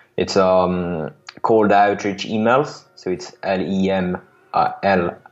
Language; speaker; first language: English; non-native, fluent; French